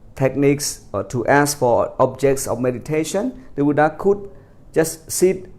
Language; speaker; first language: English; non-native, fluent; Khmer